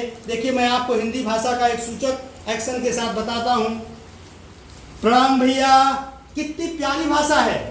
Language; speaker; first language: Hindi; native; Hindi